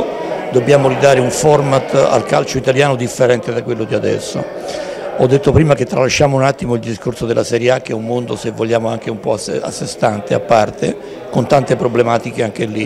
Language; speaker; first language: Italian; native; Italian